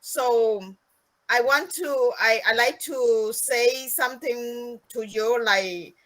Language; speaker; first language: English; non-native, learner; Spanish